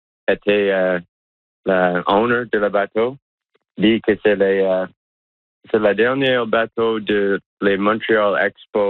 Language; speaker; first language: French; non-native, local second language; English